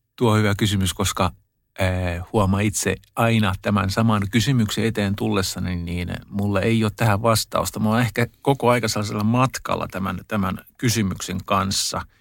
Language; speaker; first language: Finnish; early bilingual, heritage; Finnish